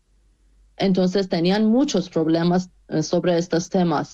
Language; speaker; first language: Spanish; non-native, fluent; Persian